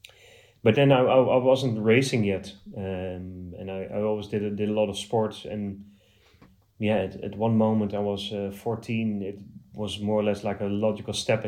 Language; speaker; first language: English; non-native, fluent; Dutch